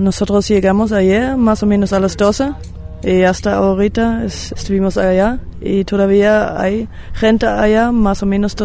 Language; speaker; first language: Spanish; non-native, learner; German